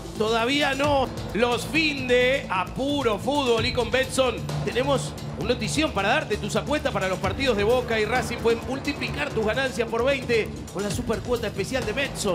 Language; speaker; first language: Spanish; native; Spanish